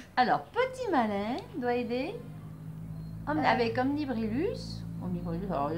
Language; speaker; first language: French; native; French